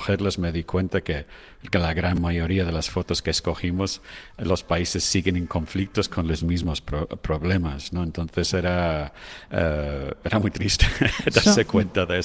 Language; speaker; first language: Spanish; non-native, fluent; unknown